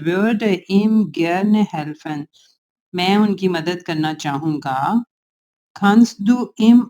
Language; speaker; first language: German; non-native, learner; Urdu